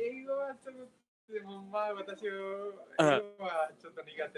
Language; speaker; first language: Japanese; non-native, learner; Spanish